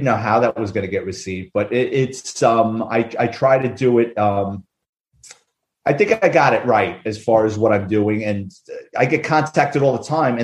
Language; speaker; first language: English; native; English